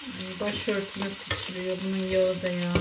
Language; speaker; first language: Turkish; native; Turkish